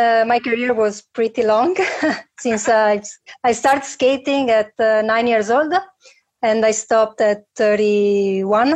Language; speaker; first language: English; non-native, fluent; Italian